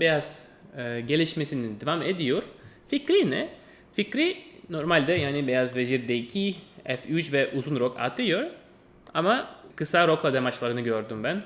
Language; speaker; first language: Turkish; non-native, fluent; Russian